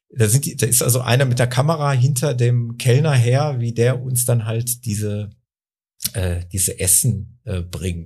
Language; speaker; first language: German; native; German